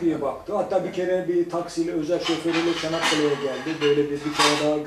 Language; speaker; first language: Turkish; native; Turkish